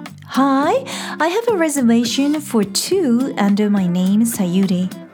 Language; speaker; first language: English; non-native, fluent; Japanese